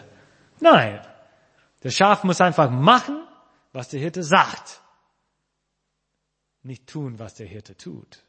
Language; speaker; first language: German; non-native, fluent; English